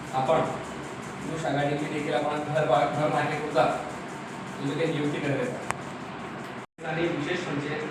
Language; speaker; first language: Marathi; non-native, local second language; Lambadi